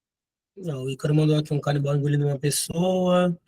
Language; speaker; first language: Portuguese; native; Portuguese